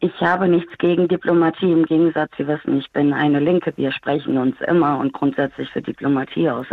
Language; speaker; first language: German; early bilingual, other home language; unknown